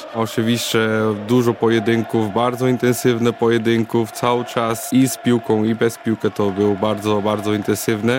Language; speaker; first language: Polish; non-native, fluent; Portuguese